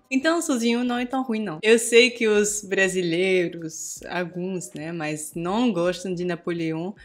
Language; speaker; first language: Portuguese; non-native, fluent; French